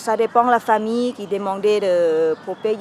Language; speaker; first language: French; non-native, learner; Thai